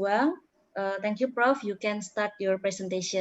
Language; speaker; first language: English; non-native, learner; Indonesian